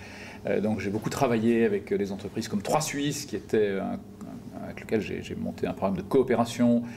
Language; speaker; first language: French; native; French